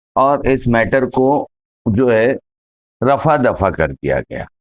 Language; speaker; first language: Hindi; non-native, local second language; Marathi